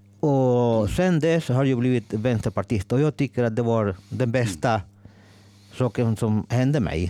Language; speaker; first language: Swedish; non-native, fluent; Spanish